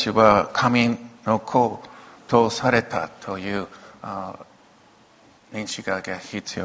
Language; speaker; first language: Japanese; non-native, local second language; English